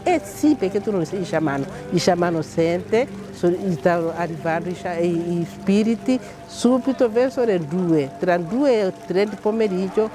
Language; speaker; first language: Italian; non-native, fluent; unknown